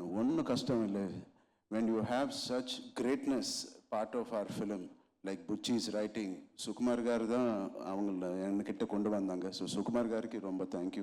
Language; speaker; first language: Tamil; non-native, local second language; Telugu